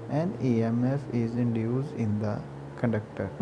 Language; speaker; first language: English; non-native, local second language; Punjabi